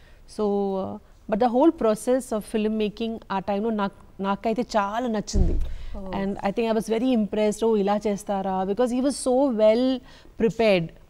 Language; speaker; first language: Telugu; non-native, local second language; Malayalam